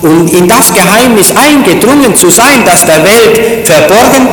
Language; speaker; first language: German; native; German